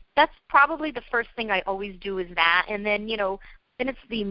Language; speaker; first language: English; native; English